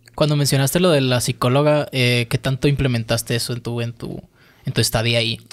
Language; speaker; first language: Spanish; native; Spanish